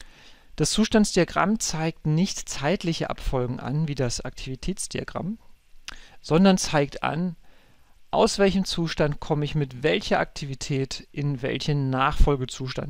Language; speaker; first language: German; native; German